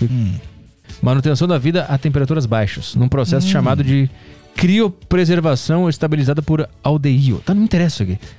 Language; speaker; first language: Portuguese; native; Portuguese